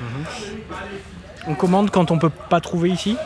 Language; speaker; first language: French; native; French